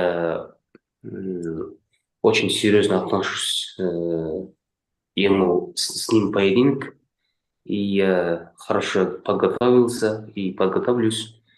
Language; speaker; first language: Russian; non-native, local second language; Kazakh